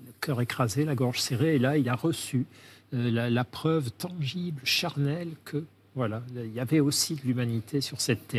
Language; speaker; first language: French; native; French